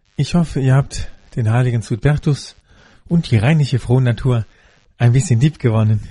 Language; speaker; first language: German; native; German